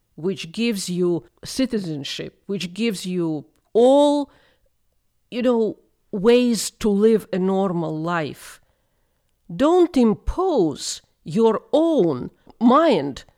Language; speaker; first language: English; non-native, fluent; Russian